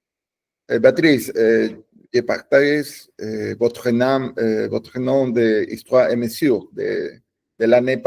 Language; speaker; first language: French; non-native, learner; Spanish